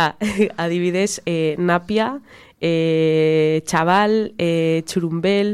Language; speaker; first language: Basque; non-native, local second language; Spanish